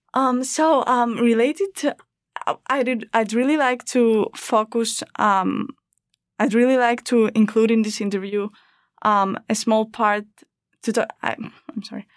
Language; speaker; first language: English; non-native, fluent; Greek